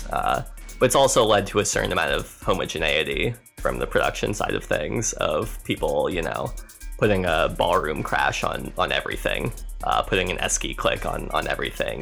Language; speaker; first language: English; native; English